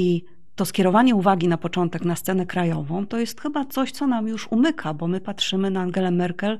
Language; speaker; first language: Polish; native; Polish